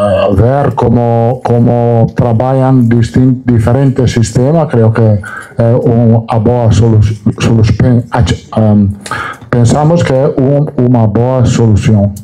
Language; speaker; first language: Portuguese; non-native, learner; Italian